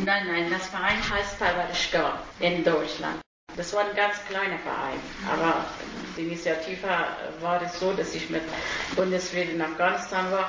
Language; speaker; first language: German; non-native, fluent; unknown